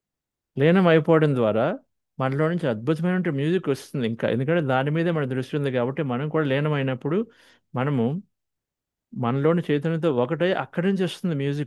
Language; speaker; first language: Telugu; native; Telugu